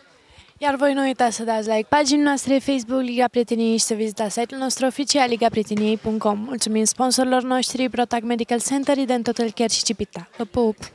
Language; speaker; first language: Romanian; native; Romanian